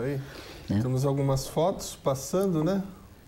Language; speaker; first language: Portuguese; native; Portuguese